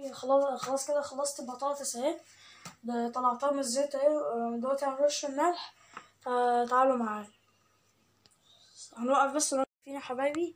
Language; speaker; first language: Arabic; native; Arabic